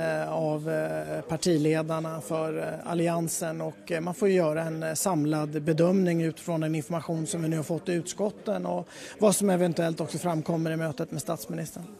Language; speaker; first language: Swedish; native; Swedish